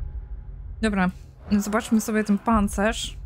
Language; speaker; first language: Polish; native; Polish